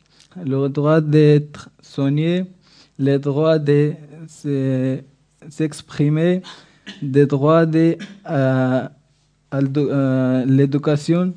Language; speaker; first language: French; non-native, learner; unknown